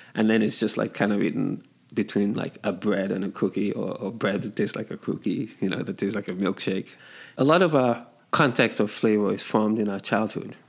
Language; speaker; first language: English; non-native, local second language; Yoruba